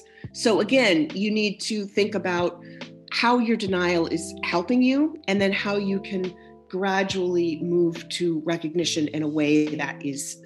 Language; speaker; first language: English; native; English